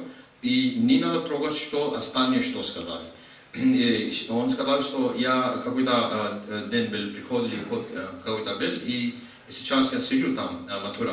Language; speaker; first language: Russian; non-native, learner; Hindi